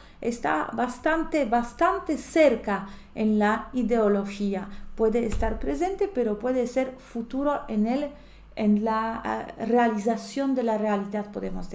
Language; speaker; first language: Spanish; non-native, fluent; Polish